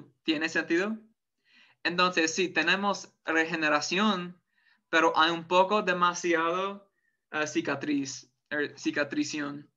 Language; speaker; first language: Spanish; non-native, fluent; English